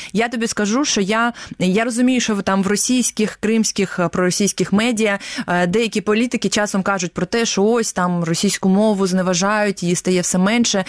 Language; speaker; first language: Ukrainian; non-native, local second language; Russian